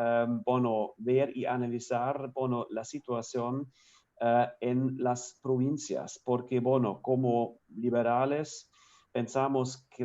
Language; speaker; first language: Spanish; non-native, fluent; German